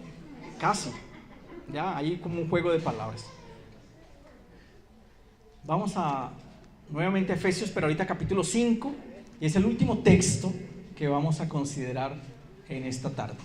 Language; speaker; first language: Spanish; native; Spanish